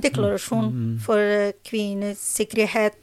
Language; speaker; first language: Norwegian; non-native, learner; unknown